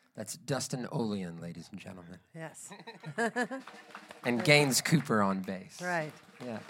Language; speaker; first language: English; native; English